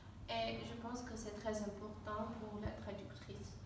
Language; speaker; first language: French; non-native, fluent; Armenian